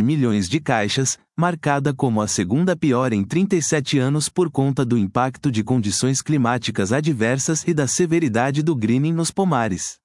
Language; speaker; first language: Portuguese; native; Portuguese